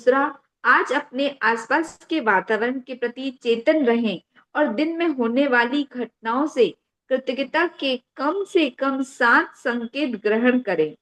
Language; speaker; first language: Hindi; native; Hindi